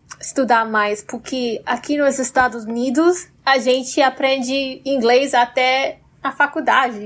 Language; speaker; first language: Portuguese; non-native, fluent; English